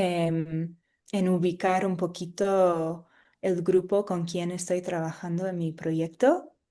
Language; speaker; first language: Spanish; non-native, fluent; English